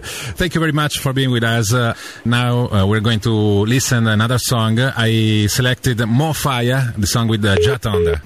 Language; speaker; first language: English; non-native, fluent; Italian